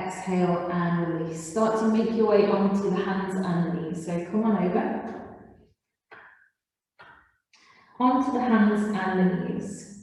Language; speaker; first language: English; native; English